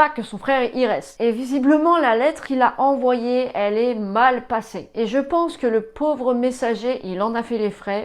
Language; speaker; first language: French; native; French